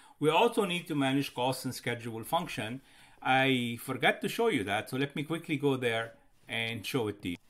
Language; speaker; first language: English; non-native, fluent; Arabic